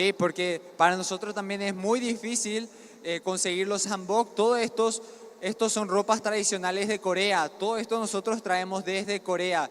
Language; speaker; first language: Spanish; non-native, fluent; Korean